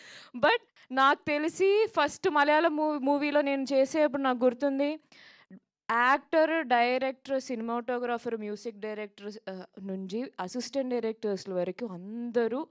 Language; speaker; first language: Telugu; non-native, local second language; Malayalam